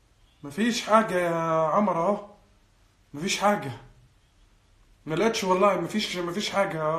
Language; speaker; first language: Arabic; native; Arabic